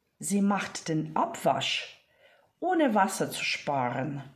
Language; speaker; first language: German; non-native, fluent; Ukrainian